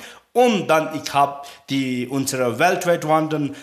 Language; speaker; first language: German; non-native, learner; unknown